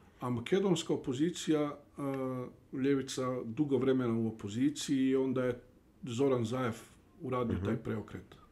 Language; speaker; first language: Bosnian; early bilingual, heritage; Bosnian